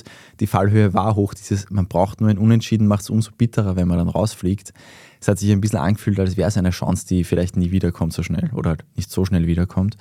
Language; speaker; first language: German; native; German